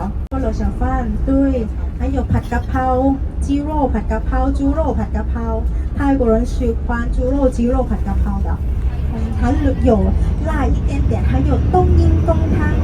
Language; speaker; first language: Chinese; non-native, learner; Thai